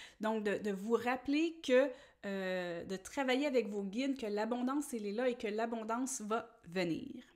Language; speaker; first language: French; native; French